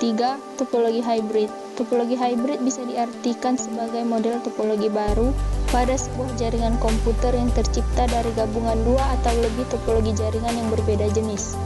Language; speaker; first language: Indonesian; native; Indonesian